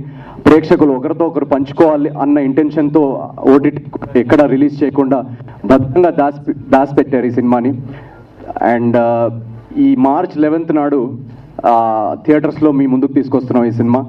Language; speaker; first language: Telugu; native; Telugu